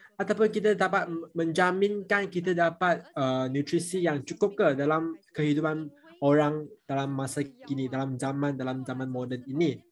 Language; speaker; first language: Malay; non-native, local second language; Chinese